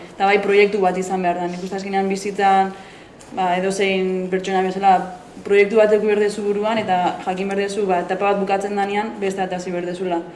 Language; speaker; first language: Basque; native; Basque